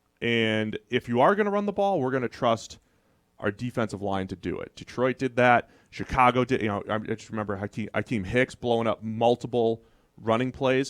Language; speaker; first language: English; native; English